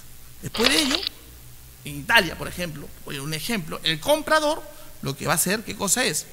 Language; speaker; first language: Spanish; native; Spanish